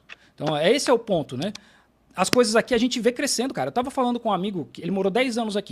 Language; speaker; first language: Portuguese; native; Portuguese